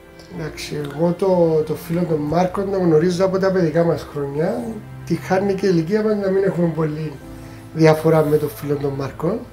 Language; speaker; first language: Greek; native; Greek